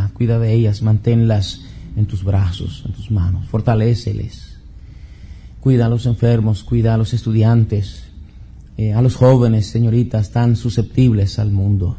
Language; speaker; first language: Spanish; native; Spanish